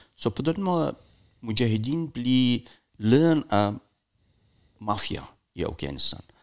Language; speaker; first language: Danish; non-native, fluent; Persian